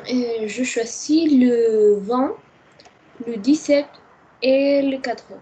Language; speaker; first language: French; non-native, learner; Spanish